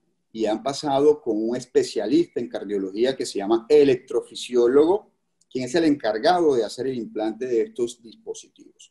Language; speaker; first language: Spanish; native; Spanish